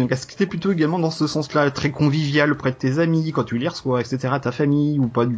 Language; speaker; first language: French; native; French